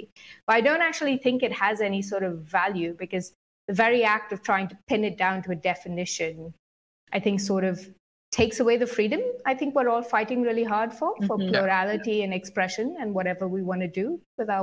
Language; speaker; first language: English; native; English